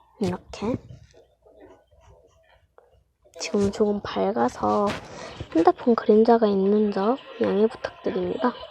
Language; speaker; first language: Korean; native; Korean